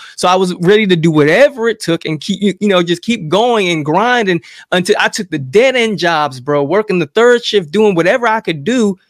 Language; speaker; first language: English; native; English